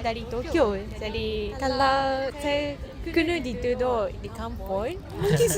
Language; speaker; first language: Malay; non-native, fluent; Japanese